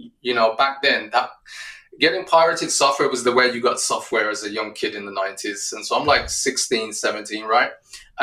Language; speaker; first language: English; native; English